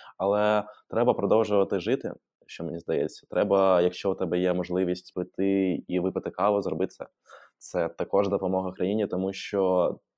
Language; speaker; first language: Ukrainian; non-native, local second language; Russian